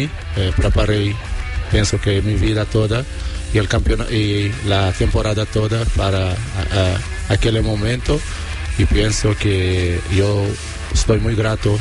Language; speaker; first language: Spanish; non-native, learner; Kabuverdianu